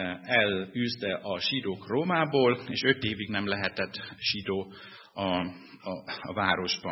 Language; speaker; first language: Hungarian; non-native, fluent; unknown